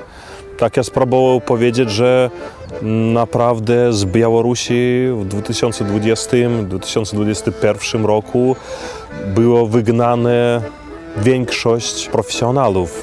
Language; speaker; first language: Polish; non-native, fluent; Belarusian